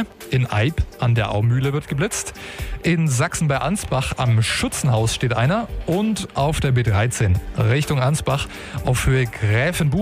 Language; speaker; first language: German; native; German